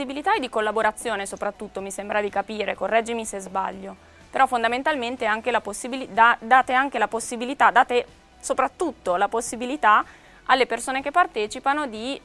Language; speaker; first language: Italian; native; Italian